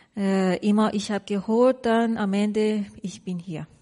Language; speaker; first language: German; non-native, learner; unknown